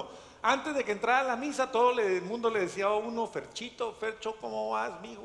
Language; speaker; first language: Spanish; native; Spanish